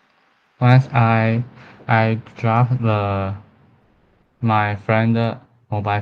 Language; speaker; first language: English; non-native, learner; Chinese